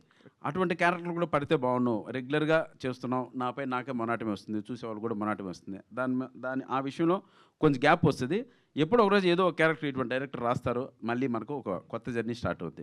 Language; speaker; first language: Telugu; native; Telugu